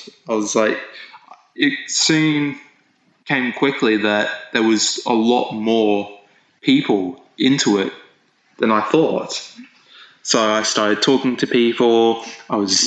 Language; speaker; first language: English; native; English